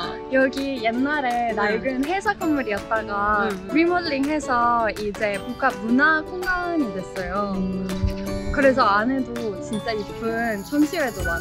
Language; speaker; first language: Korean; non-native, fluent; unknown